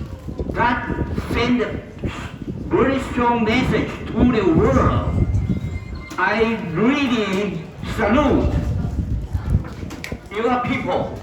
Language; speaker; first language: English; non-native, fluent; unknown